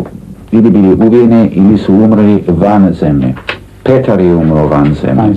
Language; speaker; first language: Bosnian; early bilingual, heritage; Serbian